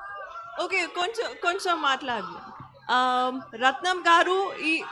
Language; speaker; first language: Telugu; non-native, learner; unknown